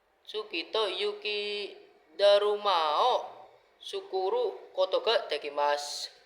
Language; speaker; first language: Japanese; non-native, learner; Indonesian